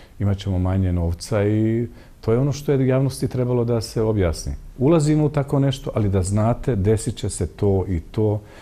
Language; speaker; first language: Serbian; native; Serbian